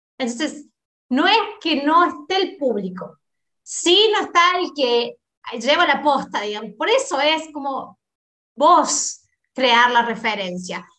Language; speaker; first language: Spanish; native; Spanish